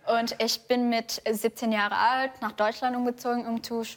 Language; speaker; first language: German; non-native, fluent; Indonesian